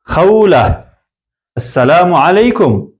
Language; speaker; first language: Arabic; non-native, fluent; Persian